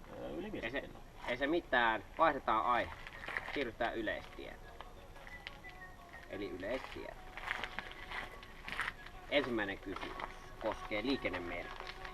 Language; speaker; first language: Finnish; native; Finnish